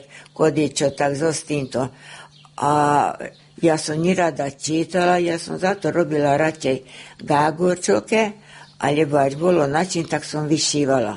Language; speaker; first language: Slovak; native; Slovak